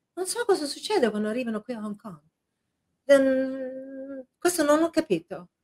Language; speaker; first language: Italian; non-native, fluent; English